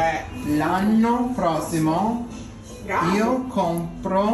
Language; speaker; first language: Italian; non-native, learner; English